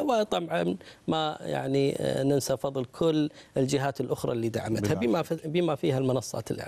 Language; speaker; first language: Arabic; native; Arabic